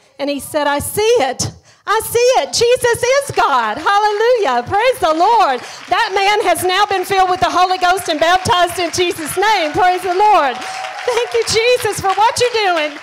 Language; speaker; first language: English; native; English